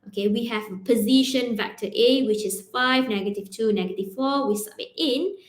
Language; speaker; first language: English; non-native, local second language; Malay